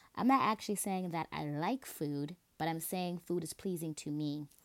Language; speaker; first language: English; native; English